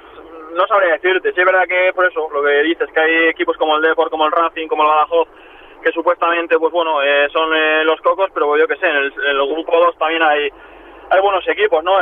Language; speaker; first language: Spanish; native; Spanish